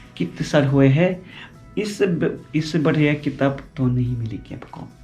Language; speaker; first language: Hindi; non-native, fluent; Russian